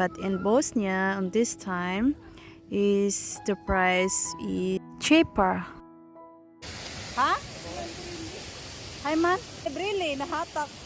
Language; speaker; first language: English; non-native, local second language; Filipino